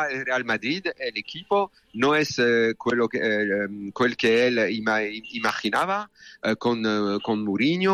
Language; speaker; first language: Spanish; non-native, learner; French